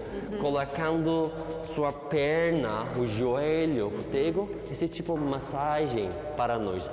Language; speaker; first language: Portuguese; non-native, learner; Turkish